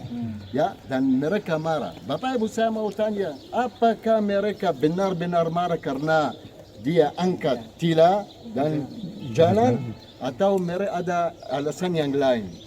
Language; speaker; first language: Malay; non-native, fluent; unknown